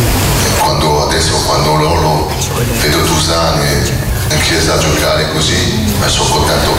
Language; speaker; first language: Italian; non-native, learner; French